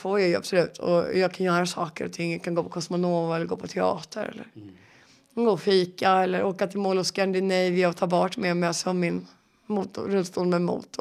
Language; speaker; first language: Swedish; native; Swedish